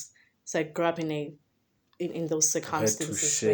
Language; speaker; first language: English; non-native, local second language; Xhosa